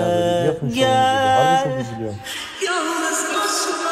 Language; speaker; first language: Turkish; native; Turkish